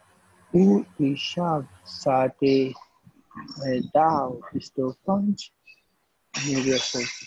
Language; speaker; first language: Persian; non-native, learner; Urdu